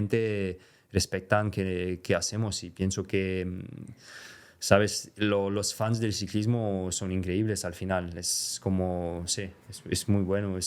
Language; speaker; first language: Spanish; non-native, fluent; French